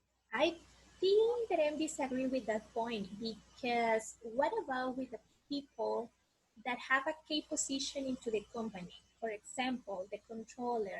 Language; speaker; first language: English; non-native, learner; Spanish